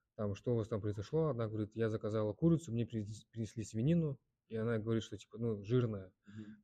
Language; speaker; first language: Russian; early bilingual, other home language; Kyrgyz